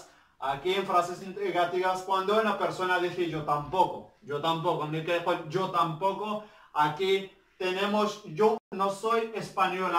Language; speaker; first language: Spanish; non-native, learner; Arabic